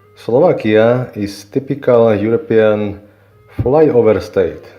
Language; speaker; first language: English; non-native, learner; Slovak